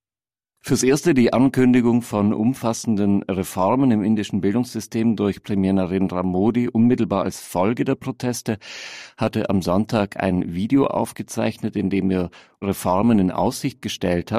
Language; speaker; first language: German; native; German